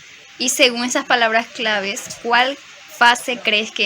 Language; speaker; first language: Spanish; native; Spanish